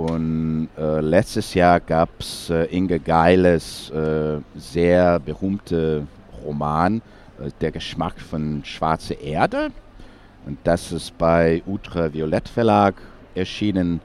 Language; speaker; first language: German; non-native, fluent; English